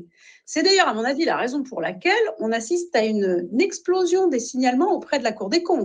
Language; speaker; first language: French; native; French